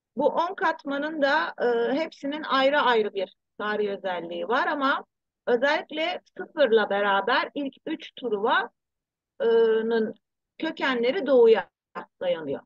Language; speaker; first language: Turkish; early bilingual, heritage; Turkish